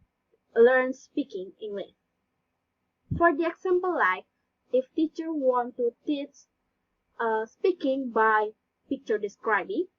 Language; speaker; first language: English; non-native, learner; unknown